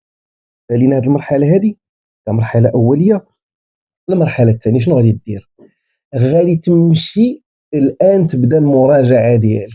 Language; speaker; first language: Arabic; native; Arabic